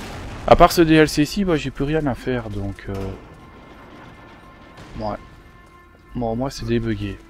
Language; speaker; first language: French; native; French